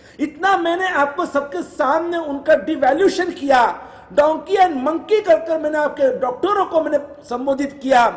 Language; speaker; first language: Hindi; non-native, local second language; Gujarati